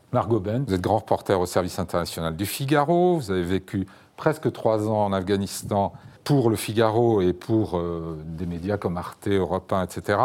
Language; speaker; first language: French; native; French